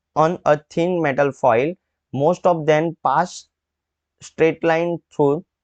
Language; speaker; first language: English; non-native, local second language; Gujarati